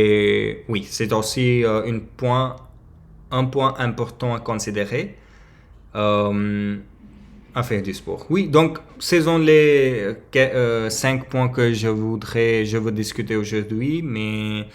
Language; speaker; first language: French; non-native, learner; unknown